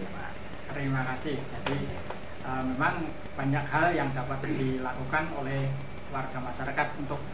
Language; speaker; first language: Indonesian; native; Indonesian